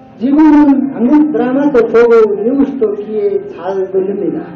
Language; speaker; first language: Korean; non-native, learner; Nepali